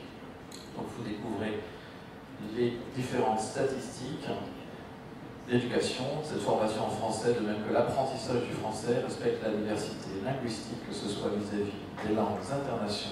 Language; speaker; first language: French; native; French